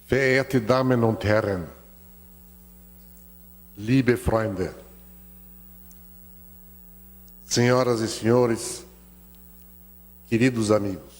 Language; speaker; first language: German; early bilingual, heritage; German